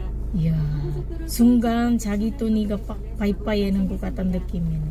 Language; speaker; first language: Korean; non-native, learner; Filipino